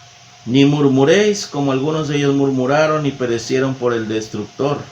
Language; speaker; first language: Spanish; native; Spanish